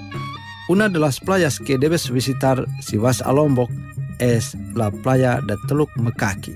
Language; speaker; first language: Spanish; non-native, fluent; Indonesian